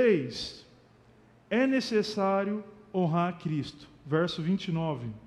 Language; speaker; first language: Portuguese; native; Portuguese